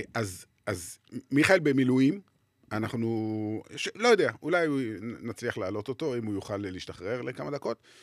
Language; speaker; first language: Hebrew; native; Hebrew